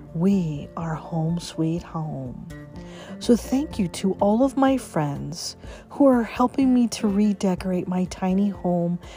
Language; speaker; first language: English; native; English